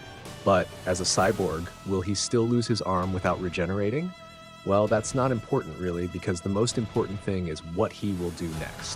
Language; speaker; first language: English; non-native, fluent; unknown